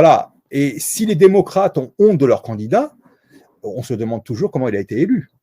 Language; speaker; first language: French; native; French